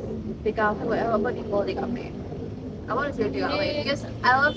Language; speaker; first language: English; non-native, learner; Indonesian